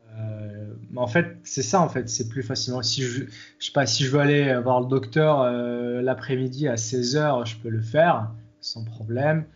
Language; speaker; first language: French; non-native, local second language; Arabic